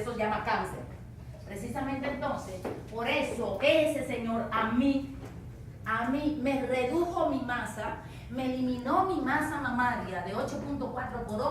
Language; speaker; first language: Spanish; native; Spanish